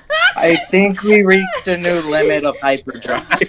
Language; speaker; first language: English; native; English